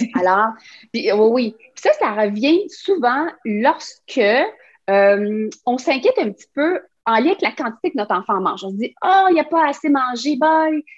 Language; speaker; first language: French; native; French